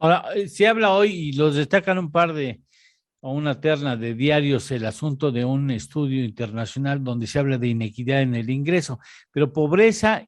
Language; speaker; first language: Spanish; native; Spanish